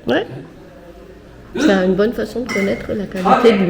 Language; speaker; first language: French; native; French